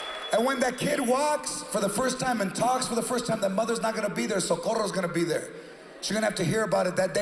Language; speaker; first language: English; early bilingual, other home language; Spanish